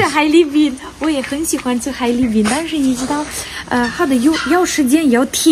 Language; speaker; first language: Chinese; non-native, learner; Ukrainian